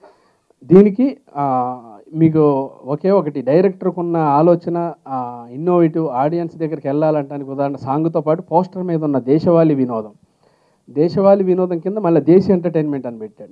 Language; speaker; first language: Telugu; native; Telugu